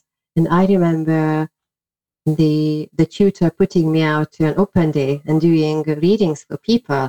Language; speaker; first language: English; non-native, fluent; Hungarian